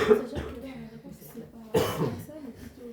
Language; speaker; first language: French; native; French